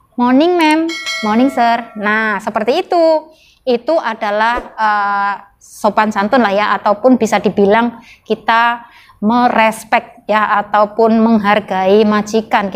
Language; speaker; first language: Indonesian; non-native, local second language; Javanese